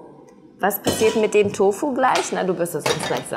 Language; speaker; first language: German; native; German